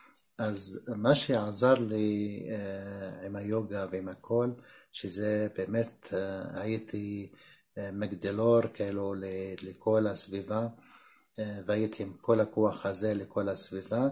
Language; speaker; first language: Hebrew; non-native, local second language; Arabic